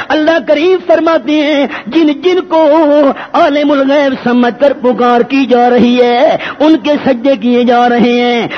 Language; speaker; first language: Urdu; non-native, local second language; Pashto